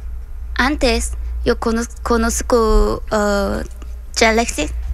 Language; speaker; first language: Spanish; non-native, learner; Korean